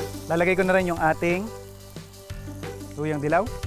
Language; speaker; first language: Filipino; native; Filipino